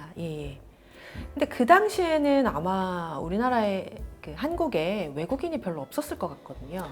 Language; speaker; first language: Korean; native; Korean